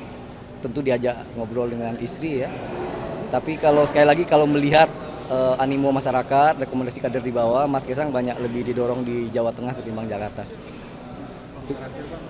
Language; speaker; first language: Indonesian; native; Indonesian